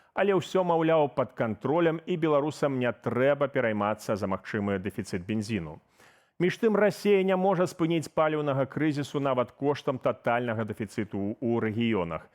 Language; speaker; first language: Belarusian; native; Belarusian